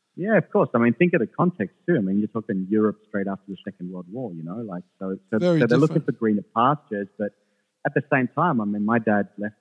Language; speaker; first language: English; early bilingual, other home language; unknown